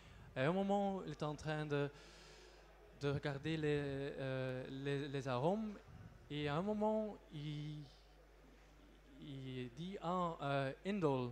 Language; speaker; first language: French; non-native, local second language; Dutch